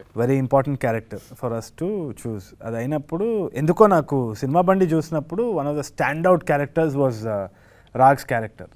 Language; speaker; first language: Telugu; native; Telugu